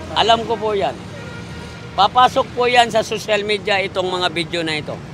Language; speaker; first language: Filipino; native; Filipino